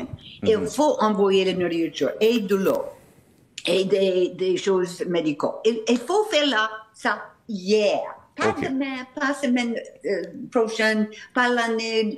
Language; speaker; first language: French; non-native, fluent; English